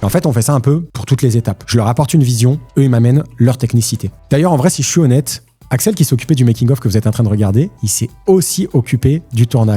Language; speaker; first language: French; native; French